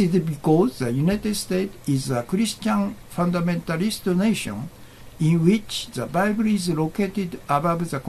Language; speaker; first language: English; non-native, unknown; Japanese